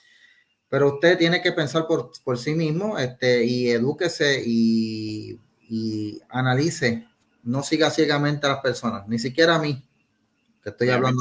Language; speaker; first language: Spanish; native; Spanish